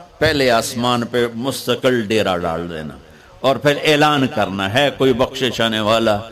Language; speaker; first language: Urdu; non-native, local second language; Punjabi